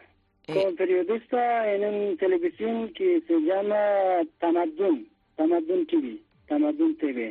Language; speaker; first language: Spanish; non-native, fluent; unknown